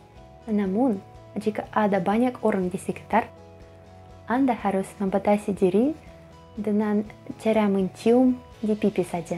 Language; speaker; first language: Indonesian; non-native, fluent; Russian